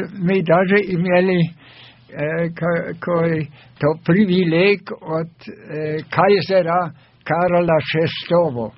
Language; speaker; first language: Russian; non-native, fluent; German